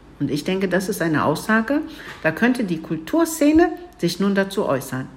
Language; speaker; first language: German; early bilingual, other home language; Turkish